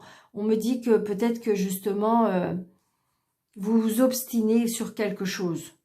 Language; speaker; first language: French; native; French